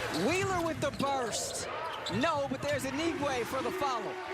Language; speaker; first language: English; native; English